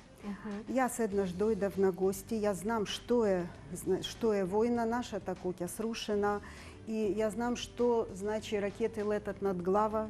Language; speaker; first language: Macedonian; non-native, learner; Ukrainian